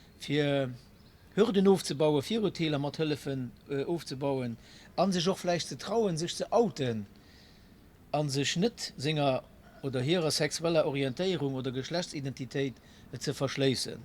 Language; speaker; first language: German; non-native, local second language; Luxembourgish